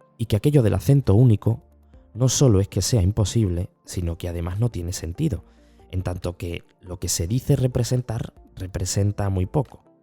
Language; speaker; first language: Spanish; native; Spanish